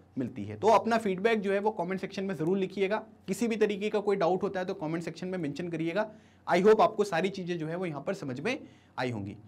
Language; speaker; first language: Hindi; native; Hindi